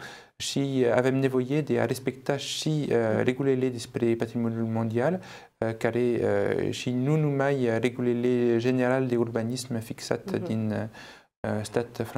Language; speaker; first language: Romanian; non-native, fluent; French